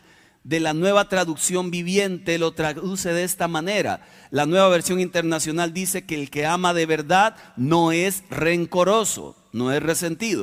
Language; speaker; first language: Spanish; native; Spanish